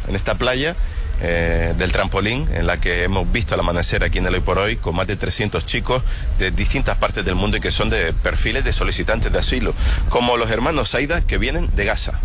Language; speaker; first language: Spanish; native; Spanish